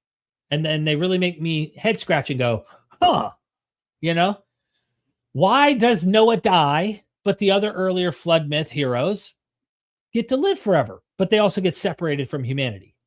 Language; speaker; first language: English; native; English